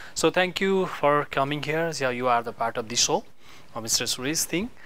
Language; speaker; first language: English; non-native, local second language; Nepali